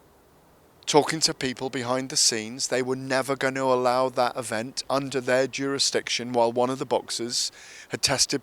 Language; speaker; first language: English; native; English